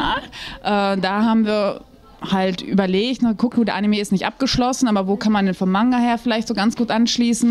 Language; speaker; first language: German; native; German